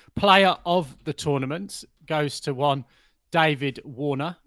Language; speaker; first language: English; native; English